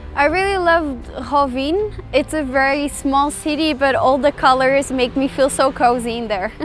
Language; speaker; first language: English; non-native, fluent; Portuguese